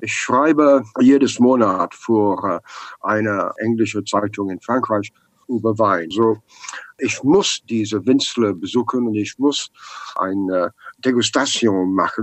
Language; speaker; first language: German; non-native, learner; English